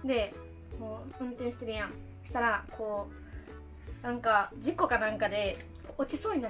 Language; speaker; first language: Japanese; native; Japanese